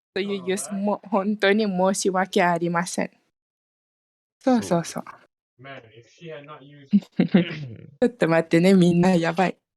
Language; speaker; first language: Japanese; non-native, fluent; Malay